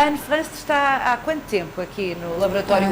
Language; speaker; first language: Portuguese; native; Portuguese